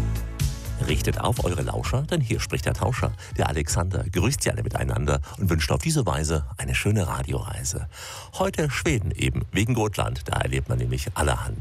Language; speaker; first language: German; native; German